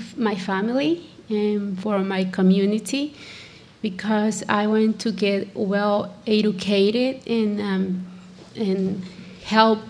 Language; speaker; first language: English; non-native, fluent; Spanish